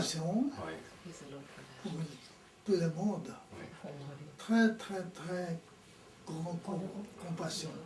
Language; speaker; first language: French; non-native, learner; Tibetan